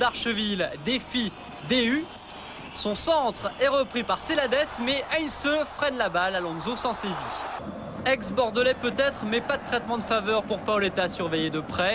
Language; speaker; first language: French; native; French